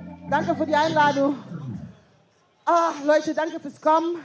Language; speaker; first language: German; non-native, fluent; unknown